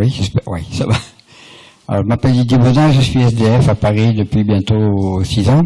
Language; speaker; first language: French; native; French